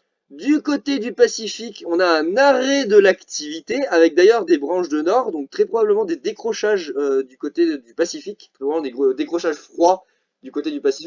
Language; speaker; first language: French; native; French